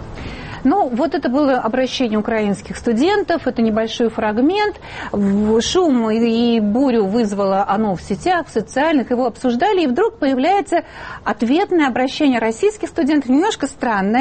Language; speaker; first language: Russian; native; Russian